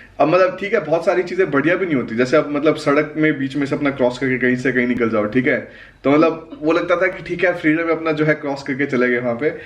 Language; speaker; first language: Hindi; native; Hindi